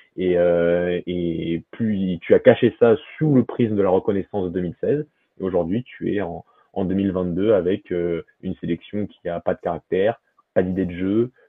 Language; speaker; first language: French; early bilingual, other home language; Portuguese